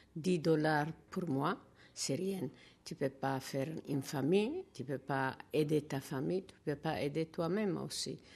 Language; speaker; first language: French; non-native, learner; Tigrinya